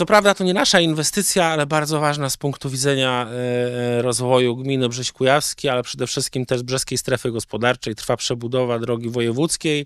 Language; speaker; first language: Polish; native; Polish